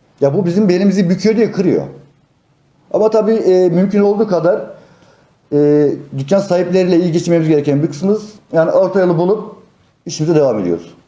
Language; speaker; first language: Turkish; native; Turkish